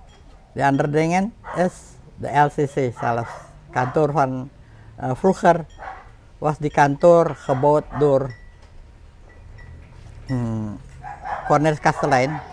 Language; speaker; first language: Dutch; non-native, fluent; Indonesian